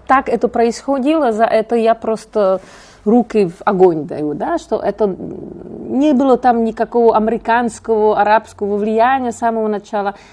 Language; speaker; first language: Russian; non-native, fluent; Czech